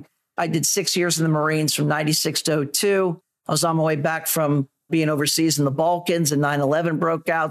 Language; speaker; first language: English; native; English